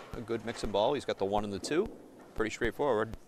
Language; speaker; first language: English; native; English